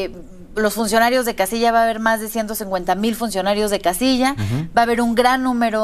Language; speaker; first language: Spanish; native; Spanish